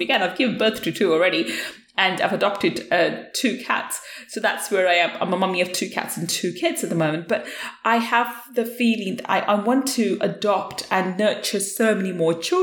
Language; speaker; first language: English; native; English